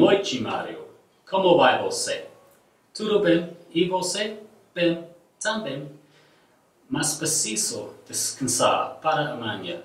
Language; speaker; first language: Portuguese; non-native, learner; English